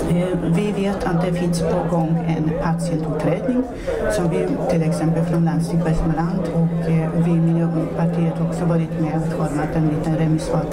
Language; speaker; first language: Swedish; non-native, fluent; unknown